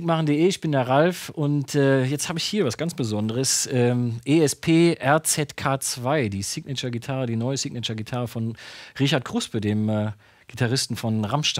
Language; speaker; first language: German; native; German